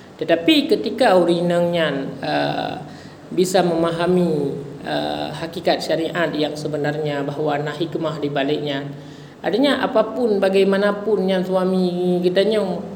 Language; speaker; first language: Indonesian; non-native, local second language; Achinese